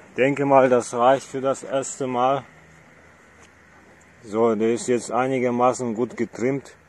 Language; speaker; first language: German; non-native, fluent; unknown